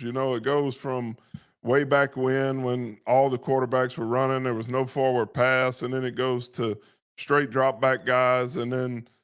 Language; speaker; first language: English; native; English